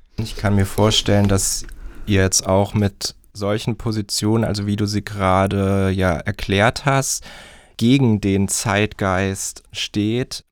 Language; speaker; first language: German; native; German